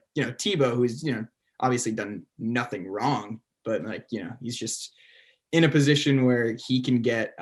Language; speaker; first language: English; native; English